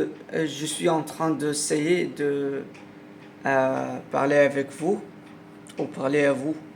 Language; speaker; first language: French; non-native, learner; Arabic